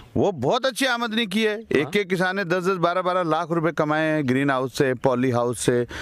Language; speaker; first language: Hindi; native; Hindi